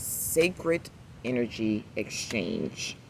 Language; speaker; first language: English; native; English